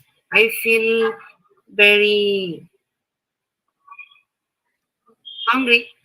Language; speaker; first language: English; non-native, learner; Spanish